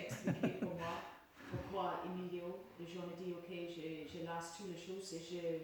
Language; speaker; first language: French; non-native, learner; English